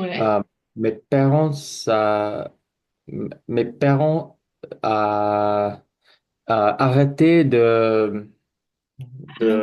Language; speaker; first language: French; non-native, learner; English